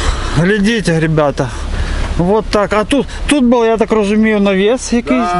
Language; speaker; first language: Russian; native; Russian